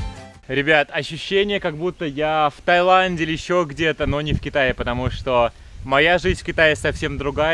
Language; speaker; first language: Russian; native; Russian